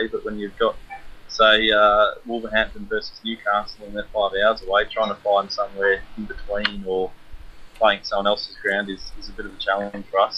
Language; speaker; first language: English; native; English